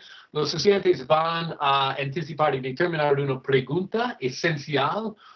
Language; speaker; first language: Spanish; non-native, fluent; English